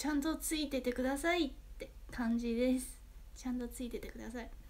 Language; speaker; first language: Japanese; non-native, fluent; Chinese